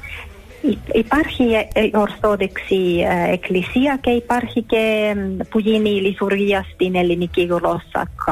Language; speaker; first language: Greek; early bilingual, heritage; Finnish